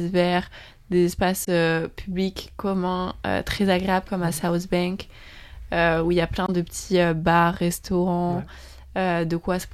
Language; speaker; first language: French; native; French